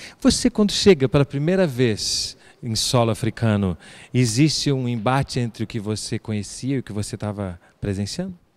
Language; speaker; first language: Portuguese; native; Portuguese